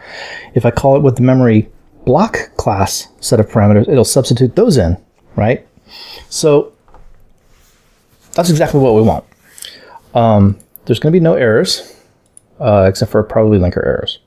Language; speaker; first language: English; native; English